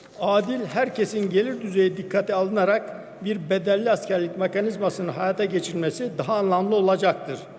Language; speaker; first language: Turkish; non-native, local second language; Kurdish